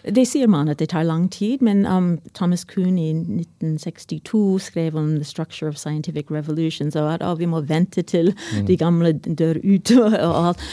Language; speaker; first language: Norwegian; non-native, fluent; English